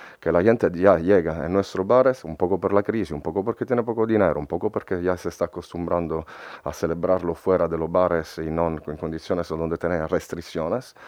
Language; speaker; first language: Spanish; non-native, fluent; Italian